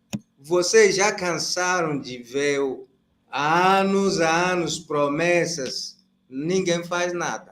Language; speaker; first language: Portuguese; non-native, fluent; Igbo